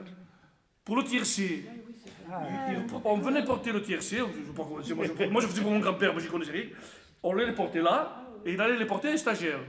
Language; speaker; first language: French; native; French